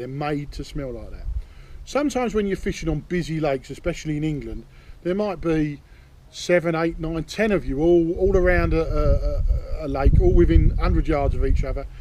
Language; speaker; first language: English; native; English